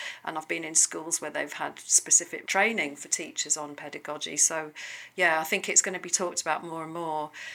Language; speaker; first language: English; native; English